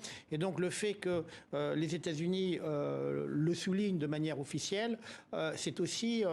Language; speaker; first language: French; native; French